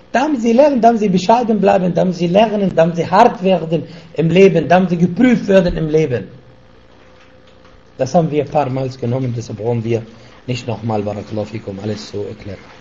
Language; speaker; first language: German; non-native, fluent; Arabic